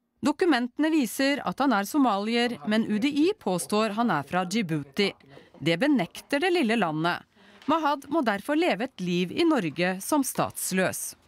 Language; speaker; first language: Norwegian; native; Norwegian